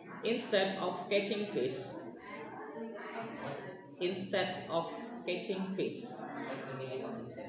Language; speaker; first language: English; non-native, learner; Indonesian